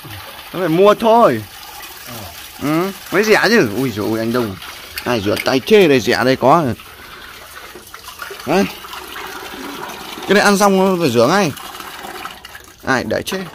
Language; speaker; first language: Vietnamese; native; Vietnamese